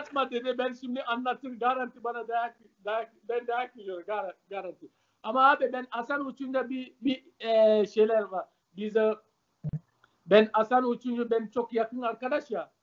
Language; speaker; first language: Turkish; non-native, learner; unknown